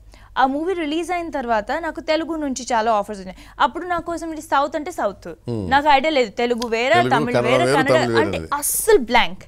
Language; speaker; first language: Telugu; non-native, local second language; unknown